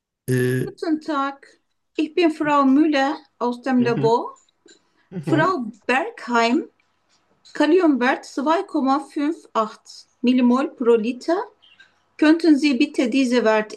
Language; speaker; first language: German; non-native, learner; Turkish